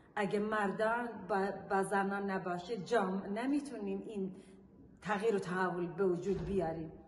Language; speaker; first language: Persian; non-native, local second language; Kurdish